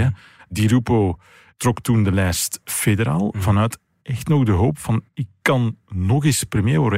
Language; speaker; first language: Dutch; native; Dutch